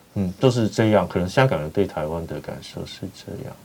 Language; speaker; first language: Chinese; non-native, fluent; Cantonese